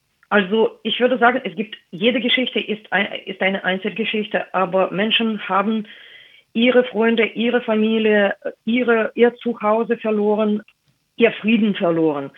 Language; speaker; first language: German; non-native, fluent; Russian